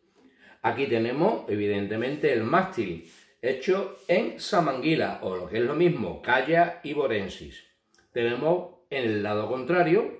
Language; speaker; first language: Spanish; native; Spanish